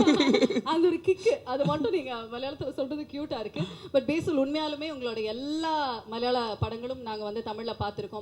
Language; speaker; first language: Tamil; native; Tamil